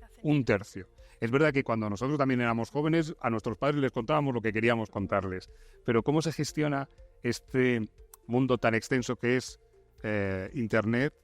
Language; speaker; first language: Spanish; native; Spanish